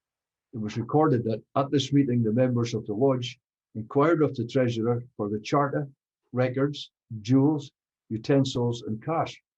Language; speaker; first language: English; native; English